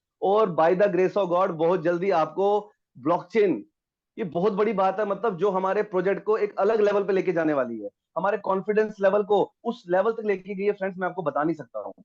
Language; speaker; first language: Hindi; native; Hindi